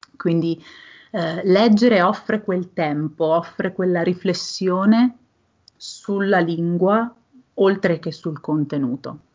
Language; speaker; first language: Italian; native; Italian